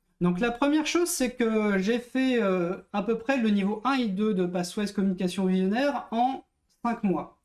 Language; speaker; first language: French; native; French